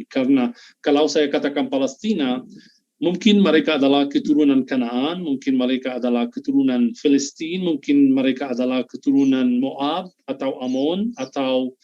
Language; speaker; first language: Indonesian; non-native, fluent; Arabic